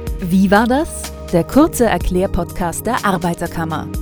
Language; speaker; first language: German; native; German